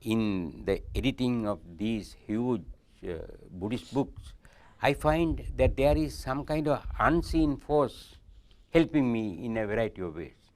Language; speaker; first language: English; non-native, local second language; Sinhala